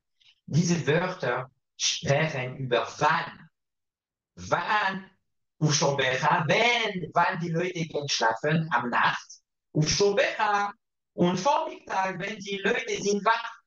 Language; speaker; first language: German; non-native, fluent; Hebrew